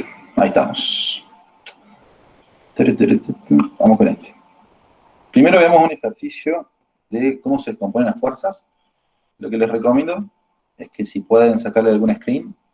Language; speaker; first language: Spanish; native; Spanish